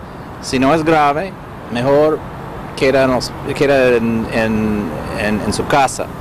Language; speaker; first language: Spanish; non-native, learner; English